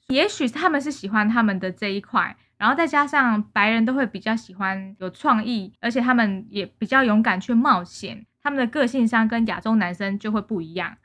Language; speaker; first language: Chinese; native; Chinese